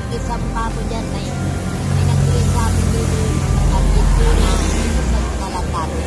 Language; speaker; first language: Filipino; non-native, local second language; Masbatenyo